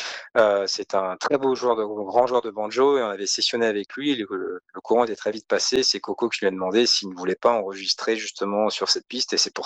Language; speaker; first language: French; native; French